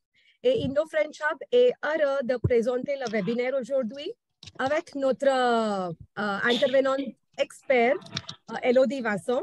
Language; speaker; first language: French; non-native, fluent; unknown